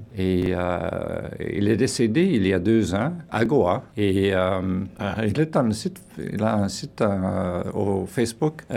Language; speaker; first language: French; non-native, fluent; Portuguese